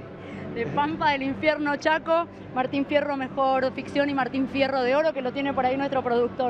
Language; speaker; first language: Spanish; native; Spanish